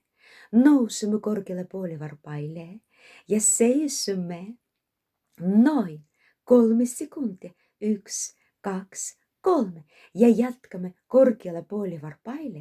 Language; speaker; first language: Finnish; non-native, learner; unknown